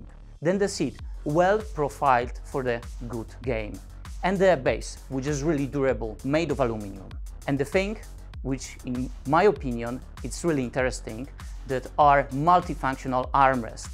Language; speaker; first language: English; non-native, fluent; Polish